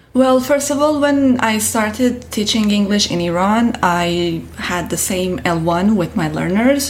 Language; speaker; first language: English; non-native, fluent; Persian